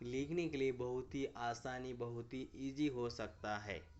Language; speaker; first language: Hindi; non-native, local second language; Kannada